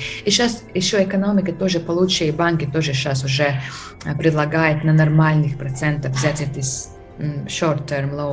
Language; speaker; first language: Russian; non-native, fluent; Latvian